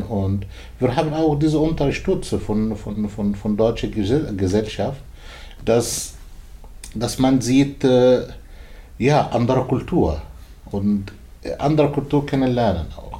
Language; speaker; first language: German; non-native, learner; Arabic